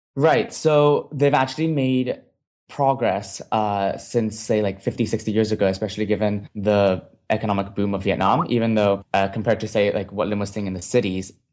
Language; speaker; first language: English; non-native, local second language; Cantonese